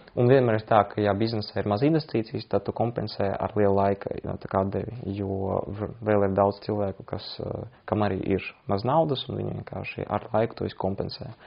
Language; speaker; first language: Latvian; non-native, local second language; Russian